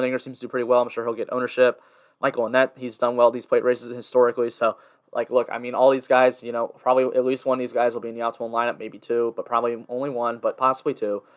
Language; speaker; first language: English; native; English